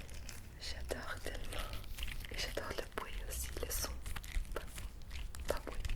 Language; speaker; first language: French; non-native, fluent; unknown